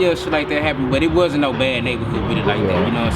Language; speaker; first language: English; native; English